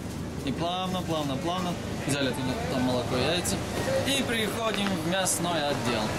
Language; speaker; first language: Russian; native; Russian